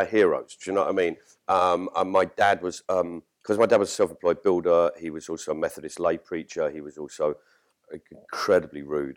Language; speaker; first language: English; native; English